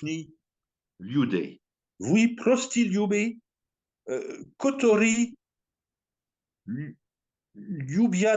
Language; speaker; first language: Russian; non-native, learner; French